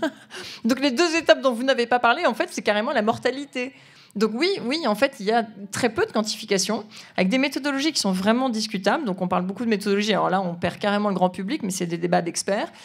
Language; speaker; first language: French; native; French